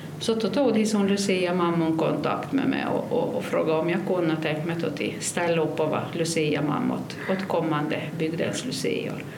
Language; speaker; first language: Swedish; native; Swedish